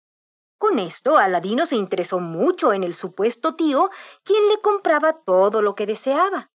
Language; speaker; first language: Spanish; native; Spanish